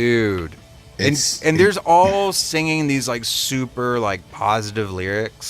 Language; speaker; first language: English; native; English